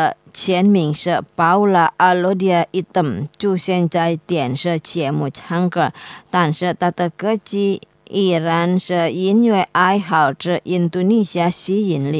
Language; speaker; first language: Chinese; non-native, fluent; Indonesian